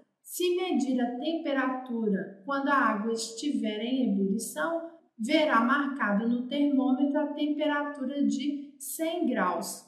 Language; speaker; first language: Portuguese; native; Portuguese